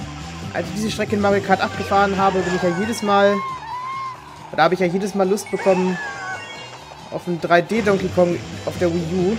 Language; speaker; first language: German; native; German